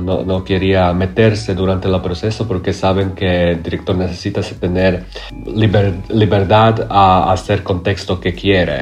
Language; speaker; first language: Spanish; non-native, learner; Croatian